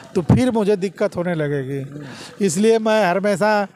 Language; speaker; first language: Hindi; native; Hindi